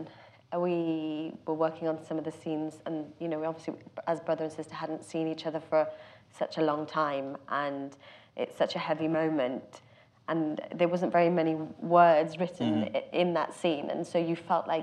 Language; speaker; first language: English; native; English